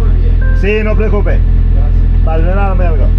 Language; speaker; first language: Spanish; non-native, learner; English